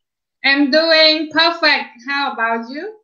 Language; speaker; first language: English; non-native, fluent; Khmer